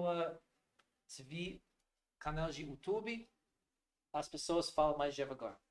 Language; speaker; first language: Portuguese; non-native, learner; English